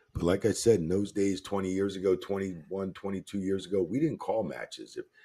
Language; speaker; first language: English; native; English